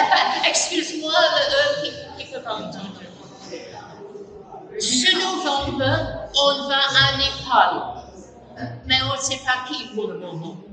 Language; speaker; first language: French; non-native, fluent; English